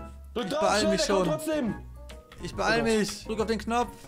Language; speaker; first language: German; native; German